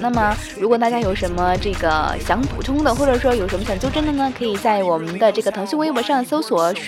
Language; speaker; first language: Chinese; native; Chinese